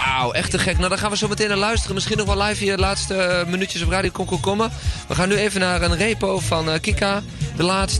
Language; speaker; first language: Dutch; native; Dutch